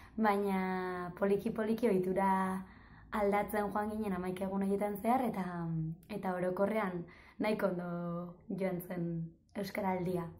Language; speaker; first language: Basque; non-native, local second language; Spanish